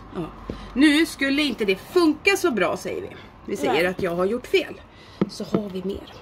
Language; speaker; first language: Swedish; native; Swedish